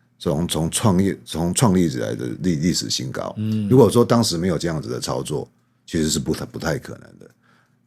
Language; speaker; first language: Chinese; native; Chinese